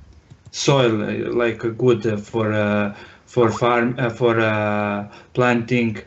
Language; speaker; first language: English; non-native, learner; Serbian